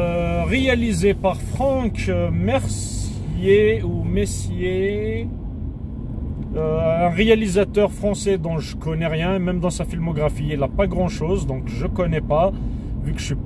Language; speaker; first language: French; native; French